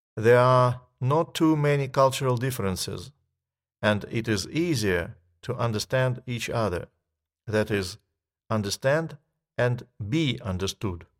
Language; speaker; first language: English; non-native, fluent; Russian